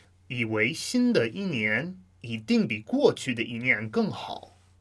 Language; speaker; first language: Chinese; non-native, fluent; English